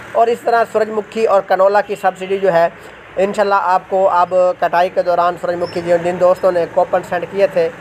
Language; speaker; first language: Urdu; native; Urdu